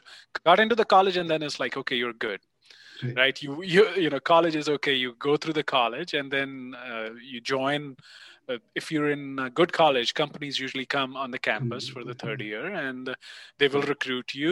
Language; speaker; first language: English; non-native, local second language; Punjabi